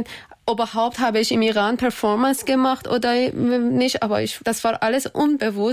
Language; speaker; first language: German; non-native, learner; Persian